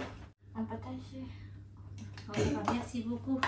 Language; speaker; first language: French; non-native, learner; Vietnamese